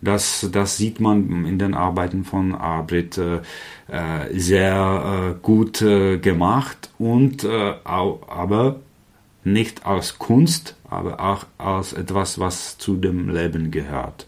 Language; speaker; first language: German; non-native, fluent; Czech